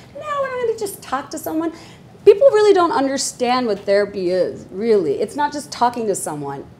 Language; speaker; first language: English; non-native, local second language; Bangla